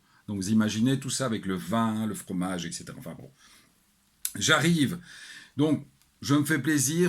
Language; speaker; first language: French; native; French